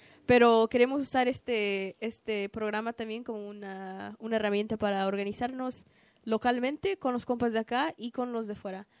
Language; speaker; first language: Spanish; early bilingual, heritage; Spanish